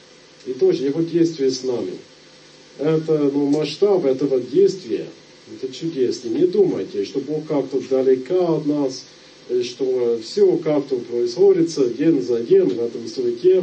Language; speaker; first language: Russian; non-native, fluent; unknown